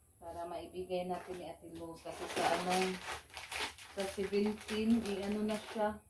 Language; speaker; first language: Filipino; non-native, local second language; Cebuano